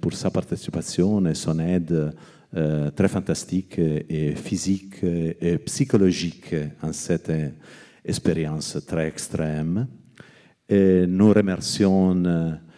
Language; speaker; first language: French; non-native, learner; Italian